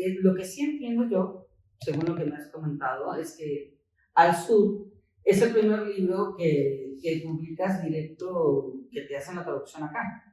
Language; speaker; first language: Spanish; native; Spanish